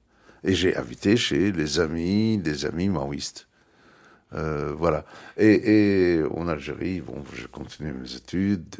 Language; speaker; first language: French; non-native, fluent; Arabic